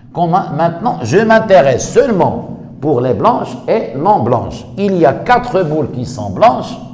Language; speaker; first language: French; non-native, local second language; Arabic